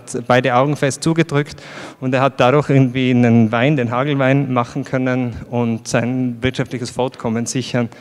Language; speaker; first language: German; native; German